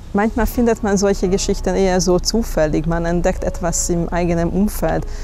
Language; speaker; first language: German; non-native, fluent; Hungarian